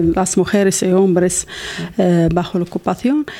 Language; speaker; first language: Spanish; non-native, learner; Arabic